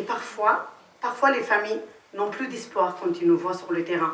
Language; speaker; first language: French; non-native, fluent; Romany